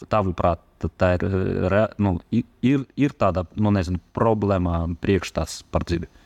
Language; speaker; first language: Latvian; non-native, local second language; Russian